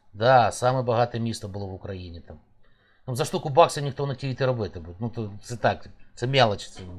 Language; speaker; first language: Ukrainian; native; Ukrainian